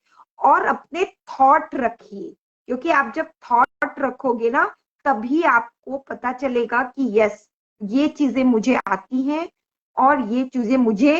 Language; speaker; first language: Hindi; native; Hindi